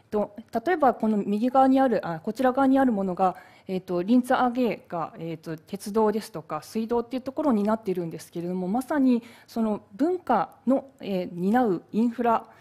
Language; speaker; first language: Japanese; native; Japanese